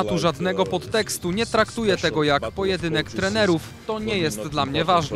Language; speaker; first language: Polish; non-native, fluent; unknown